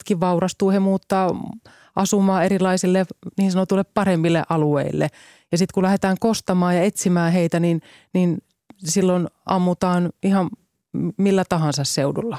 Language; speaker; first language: Finnish; native; Finnish